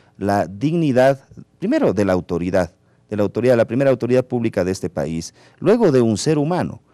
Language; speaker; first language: Spanish; native; Spanish